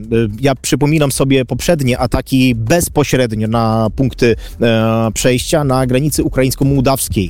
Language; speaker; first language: Polish; non-native, fluent; Ukrainian